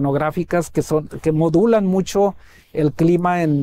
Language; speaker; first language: Spanish; native; Spanish